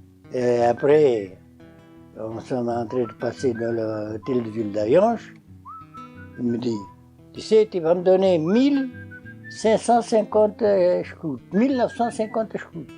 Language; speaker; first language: French; non-native, learner; Portuguese